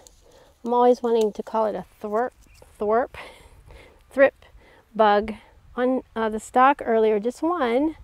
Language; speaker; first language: English; native; English